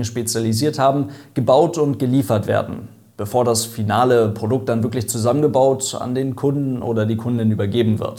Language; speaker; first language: German; native; German